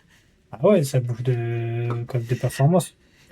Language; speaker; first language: French; native; French